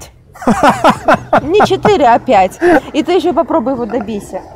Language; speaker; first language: Russian; native; Russian